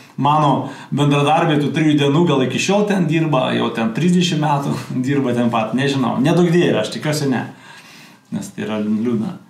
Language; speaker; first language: Lithuanian; non-native, local second language; Russian